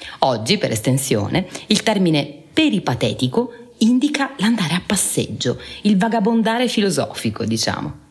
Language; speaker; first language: Italian; native; Italian